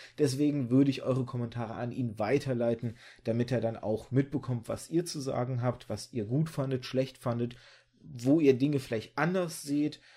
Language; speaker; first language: German; early bilingual, other home language; Russian